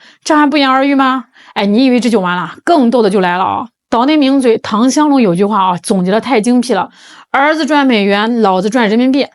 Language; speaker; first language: Chinese; native; Chinese